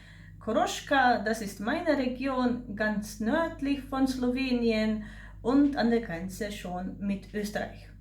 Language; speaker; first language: German; non-native, fluent; Slovenian